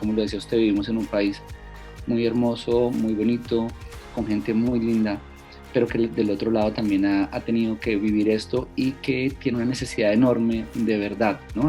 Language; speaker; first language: Spanish; native; Spanish